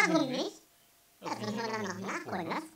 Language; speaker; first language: German; native; German